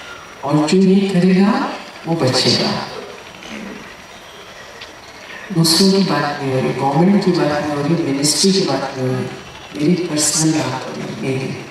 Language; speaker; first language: Hindi; native; Hindi